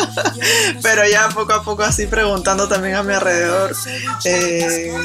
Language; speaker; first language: Spanish; native; Spanish